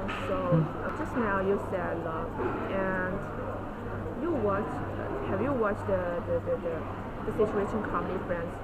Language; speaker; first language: English; non-native, learner; Chinese